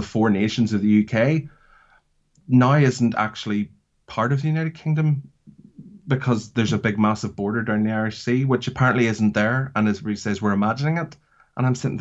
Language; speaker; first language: English; native; English